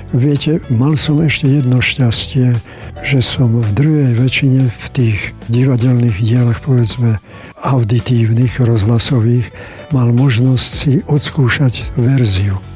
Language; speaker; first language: Slovak; native; Slovak